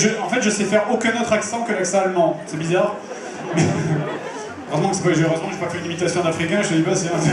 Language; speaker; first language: French; native; French